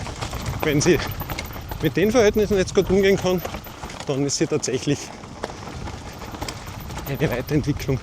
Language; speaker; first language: German; native; German